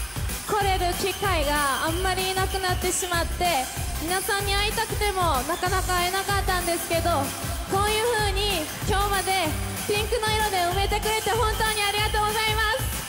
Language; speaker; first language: Japanese; non-native, fluent; Korean